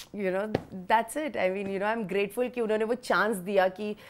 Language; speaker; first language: Hindi; native; Hindi